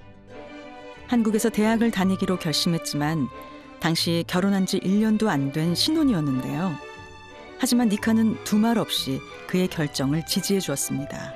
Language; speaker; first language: Korean; native; Korean